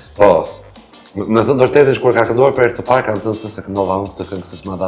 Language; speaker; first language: Albanian; native; Albanian